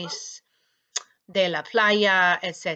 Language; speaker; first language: Spanish; non-native, fluent; English